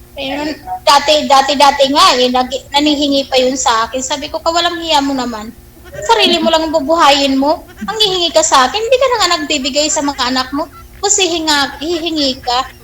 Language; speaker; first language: Filipino; non-native, local second language; Waray